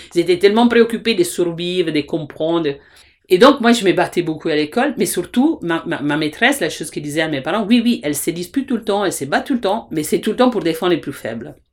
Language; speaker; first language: French; non-native, fluent; Italian